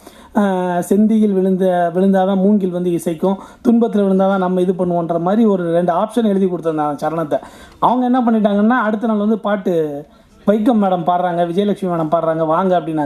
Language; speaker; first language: Tamil; native; Tamil